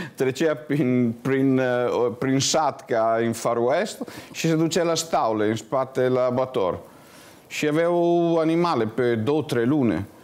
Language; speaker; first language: Romanian; non-native, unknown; Italian